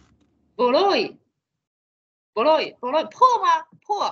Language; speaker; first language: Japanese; non-native, fluent; Chinese